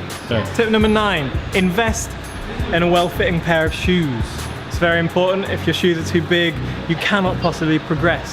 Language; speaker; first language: English; native; English